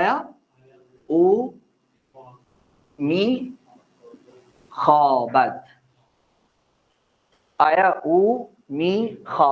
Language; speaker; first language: Persian; non-native, fluent; Urdu